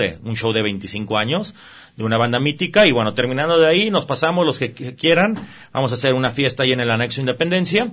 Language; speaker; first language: Spanish; native; Spanish